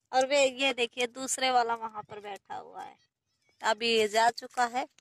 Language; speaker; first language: Hindi; native; Hindi